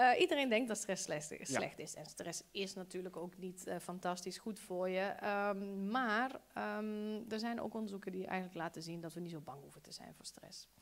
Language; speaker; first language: Dutch; early bilingual, other home language; Bosnian